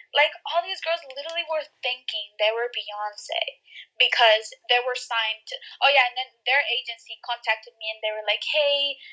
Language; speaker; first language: English; early bilingual, other home language; Spanish